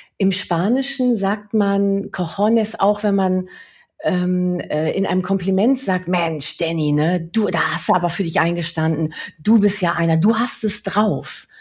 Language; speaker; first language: German; early bilingual, other home language; Spanish